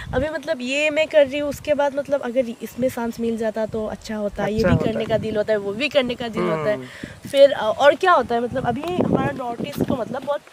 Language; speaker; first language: Hindi; non-native, local second language; Assamese